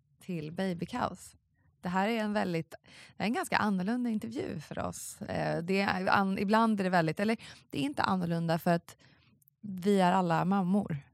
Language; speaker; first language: Swedish; native; Swedish